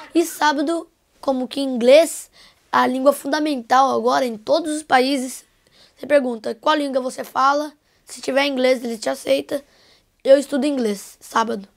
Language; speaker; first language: Portuguese; early bilingual, heritage; Portuguese